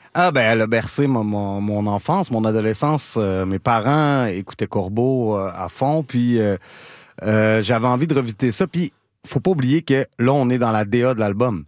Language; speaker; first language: French; native; French